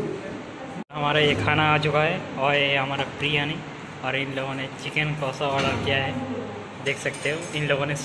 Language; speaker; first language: Hindi; non-native, local second language; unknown